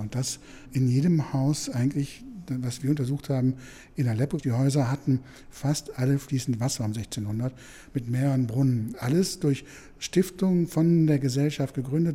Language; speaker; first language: German; native; German